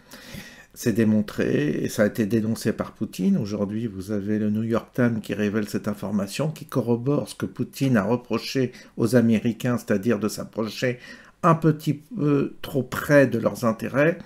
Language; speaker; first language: French; native; French